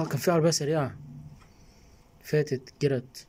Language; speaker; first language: Arabic; native; Arabic